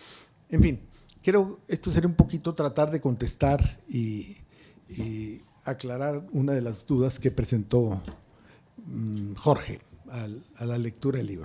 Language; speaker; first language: Spanish; native; Spanish